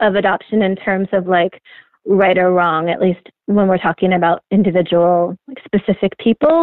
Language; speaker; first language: English; native; English